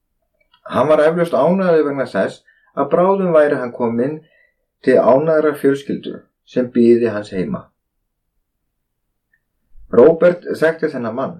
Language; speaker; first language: Icelandic; native; Icelandic